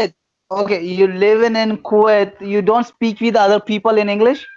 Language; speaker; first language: English; non-native, fluent; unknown